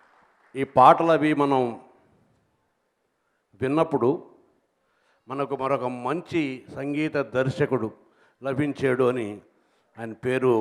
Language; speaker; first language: Telugu; native; Telugu